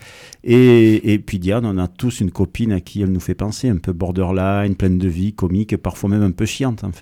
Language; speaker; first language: French; native; French